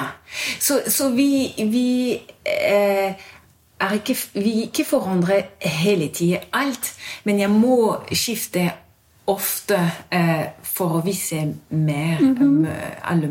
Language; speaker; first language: Norwegian; non-native, fluent; French